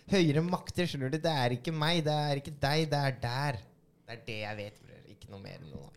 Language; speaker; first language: Norwegian; early bilingual, other home language; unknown